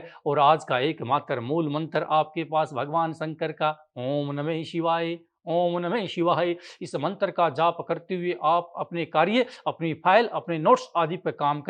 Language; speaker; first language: Hindi; native; Hindi